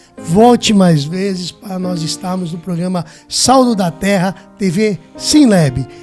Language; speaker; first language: Portuguese; native; Portuguese